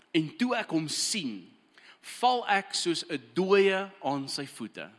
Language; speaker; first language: Afrikaans; early bilingual, heritage; Afrikaans